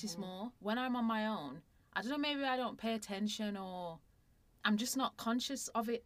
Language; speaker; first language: English; native; English